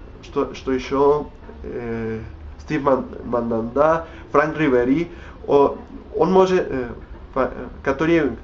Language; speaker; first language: Russian; non-native, learner; Spanish